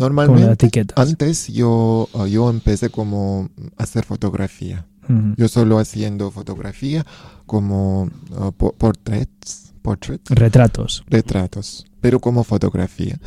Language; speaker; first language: Spanish; non-native, learner; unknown